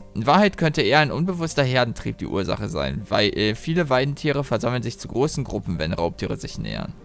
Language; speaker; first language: German; native; German